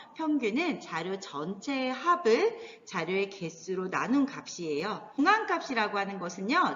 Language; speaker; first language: Korean; native; Korean